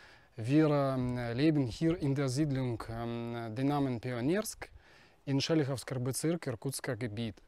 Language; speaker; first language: German; non-native, fluent; Russian